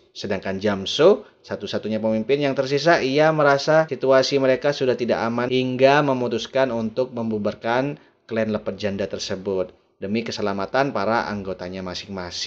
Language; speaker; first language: Indonesian; native; Indonesian